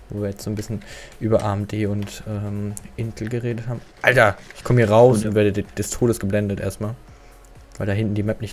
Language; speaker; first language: German; native; German